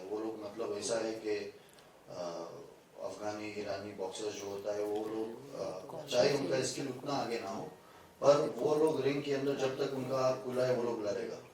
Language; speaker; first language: Hindi; non-native, fluent; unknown